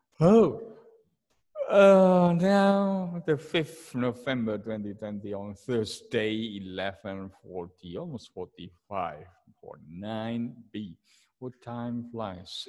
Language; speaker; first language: English; non-native, fluent; Indonesian